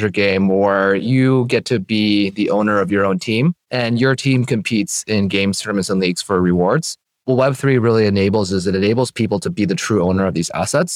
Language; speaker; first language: English; native; English